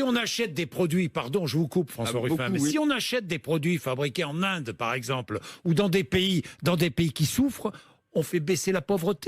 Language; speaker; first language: French; native; French